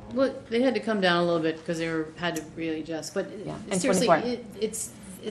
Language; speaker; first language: English; native; English